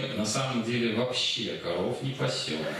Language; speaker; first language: Russian; native; Russian